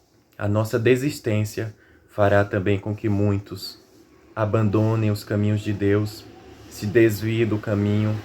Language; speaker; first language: Portuguese; native; Portuguese